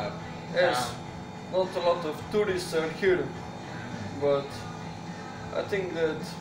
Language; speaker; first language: English; non-native, fluent; Slovenian